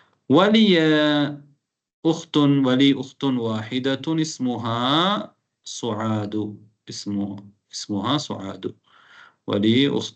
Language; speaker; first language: Arabic; non-native, fluent; Tamil